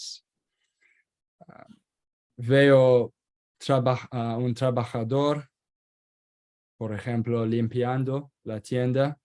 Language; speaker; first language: Spanish; non-native, learner; Kurdish